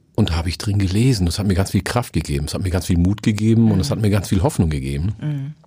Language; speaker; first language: German; early bilingual, other home language; Oromo